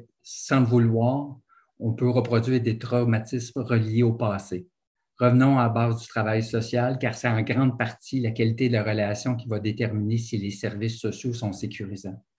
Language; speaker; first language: French; native; French